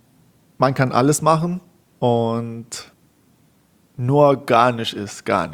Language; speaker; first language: German; non-native, learner; Persian